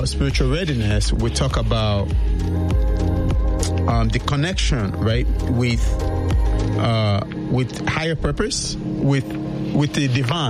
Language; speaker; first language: English; non-native, local second language; Yoruba